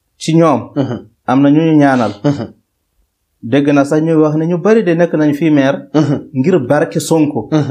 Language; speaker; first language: Wolof; non-native, local second language; Fula